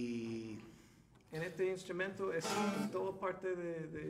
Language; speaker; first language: Spanish; non-native, fluent; Turkish